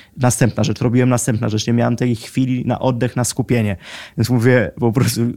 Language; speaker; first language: Polish; native; Polish